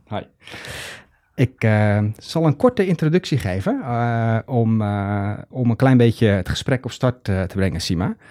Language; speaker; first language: Dutch; native; Dutch